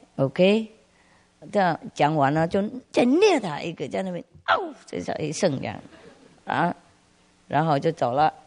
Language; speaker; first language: Chinese; non-native, fluent; Vietnamese